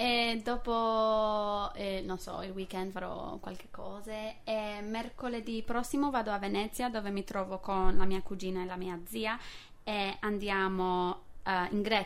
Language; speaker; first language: Italian; non-native, fluent; English